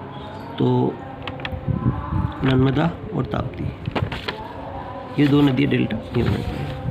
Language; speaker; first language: Hindi; native; Hindi